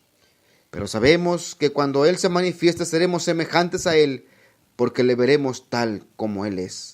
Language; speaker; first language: Spanish; native; Spanish